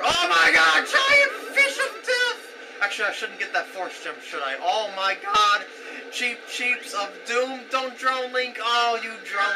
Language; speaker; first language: English; native; English